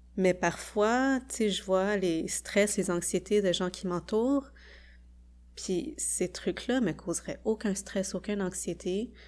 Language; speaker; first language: French; early bilingual, other home language; Khmer